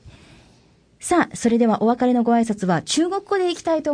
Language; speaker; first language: Japanese; native; Japanese